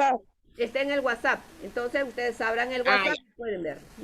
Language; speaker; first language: Spanish; native; Spanish